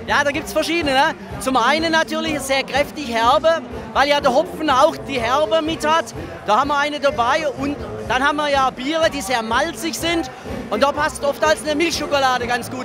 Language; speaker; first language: German; native; German